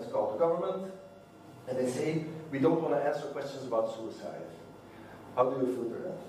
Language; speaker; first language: English; non-native, fluent; Dutch